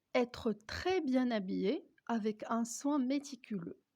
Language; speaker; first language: French; non-native, local second language; Arabic